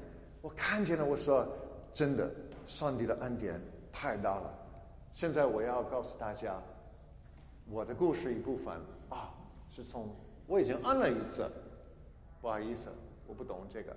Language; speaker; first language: Chinese; non-native, fluent; English